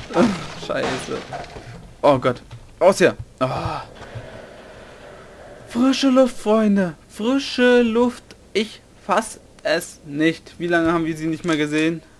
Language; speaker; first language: German; native; German